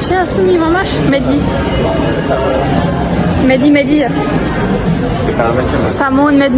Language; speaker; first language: Armenian; early bilingual, heritage; Armenian